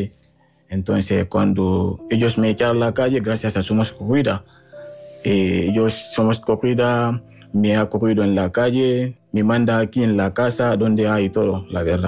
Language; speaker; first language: Spanish; non-native, learner; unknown